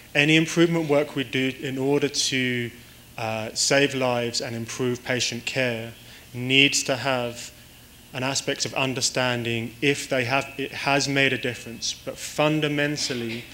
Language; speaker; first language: English; native; English